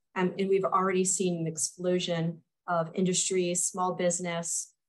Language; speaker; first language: English; native; English